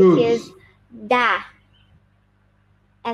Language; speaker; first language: English; non-native, learner; Vietnamese